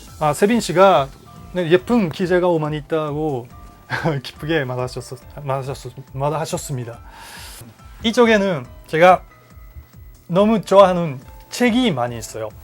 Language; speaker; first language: Korean; non-native, learner; Japanese